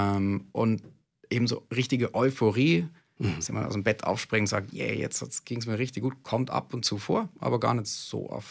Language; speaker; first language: German; native; German